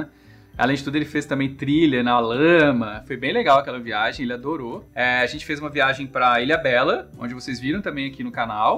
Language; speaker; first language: Portuguese; native; Portuguese